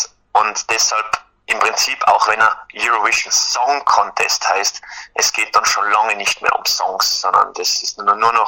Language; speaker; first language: German; native; German